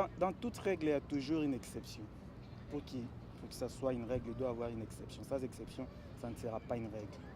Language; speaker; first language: French; non-native, local second language; Lingala